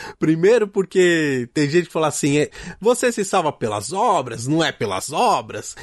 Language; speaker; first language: Portuguese; native; Portuguese